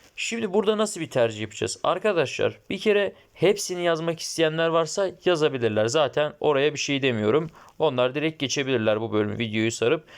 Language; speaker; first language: Turkish; native; Turkish